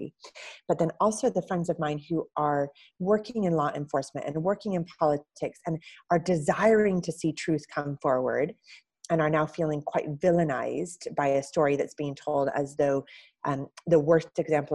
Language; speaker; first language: English; native; English